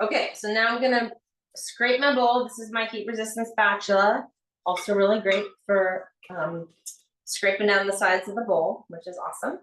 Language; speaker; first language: English; native; English